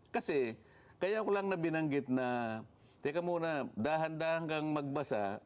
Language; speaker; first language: Filipino; non-native, local second language; Masbatenyo